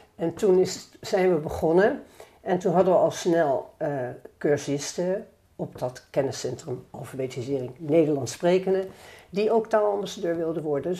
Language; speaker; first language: Dutch; native; Dutch